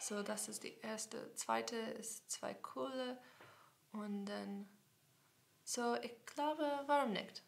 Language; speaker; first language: German; non-native, learner; English